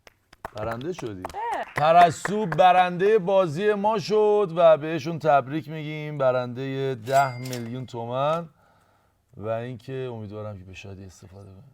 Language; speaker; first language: Persian; native; Persian